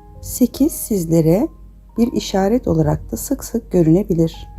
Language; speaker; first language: Turkish; native; Turkish